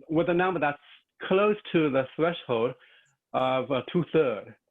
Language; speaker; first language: English; non-native, fluent; Chinese